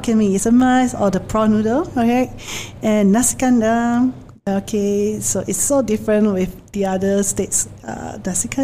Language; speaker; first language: English; non-native, local second language; Min Nan Chinese